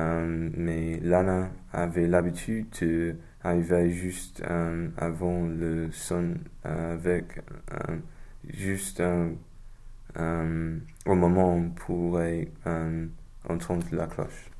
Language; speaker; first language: French; non-native, learner; English